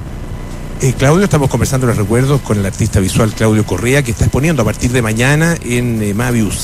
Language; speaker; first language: Spanish; native; Spanish